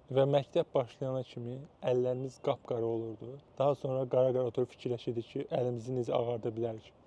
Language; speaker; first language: Azerbaijani; native; Azerbaijani